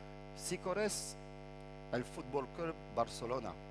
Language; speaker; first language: Spanish; non-native, fluent; French